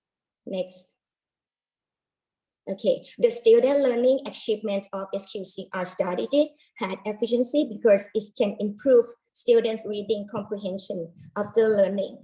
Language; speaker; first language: English; non-native, learner; Thai